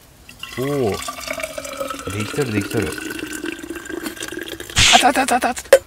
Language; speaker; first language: Japanese; native; Japanese